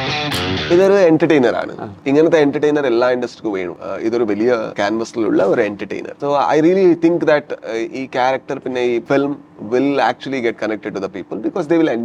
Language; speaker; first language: Malayalam; non-native, learner; Kannada